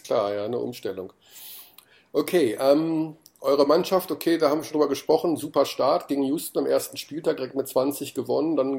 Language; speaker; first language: German; native; German